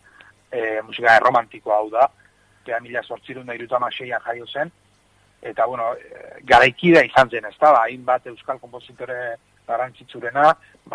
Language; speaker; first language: Basque; native; Basque